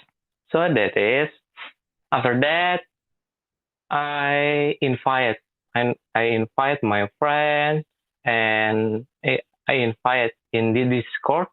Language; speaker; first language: English; non-native, learner; Indonesian